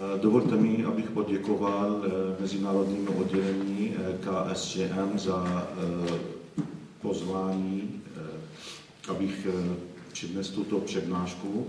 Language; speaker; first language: Czech; non-native, fluent; Arabic